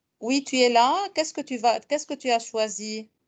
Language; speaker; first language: French; non-native, fluent; Arabic